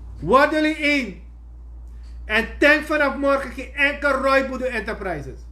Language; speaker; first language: Dutch; native; Dutch